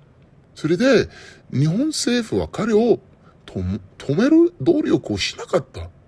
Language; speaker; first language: Japanese; non-native, learner; Arabic